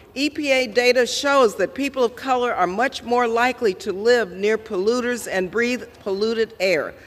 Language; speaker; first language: English; native; English